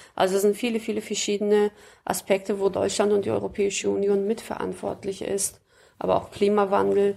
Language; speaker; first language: German; early bilingual, other home language; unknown